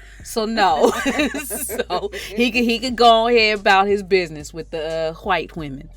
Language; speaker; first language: English; native; English